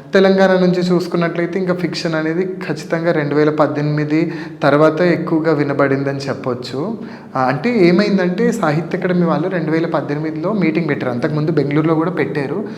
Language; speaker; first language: Telugu; non-native, local second language; Lambadi